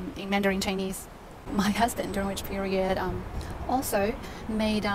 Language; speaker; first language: English; non-native, fluent; Chinese